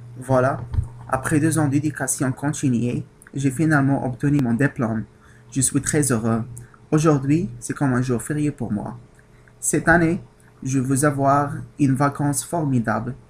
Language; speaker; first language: French; non-native, learner; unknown